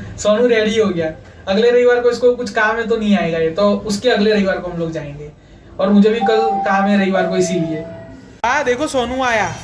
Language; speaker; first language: Hindi; non-native, local second language; Marathi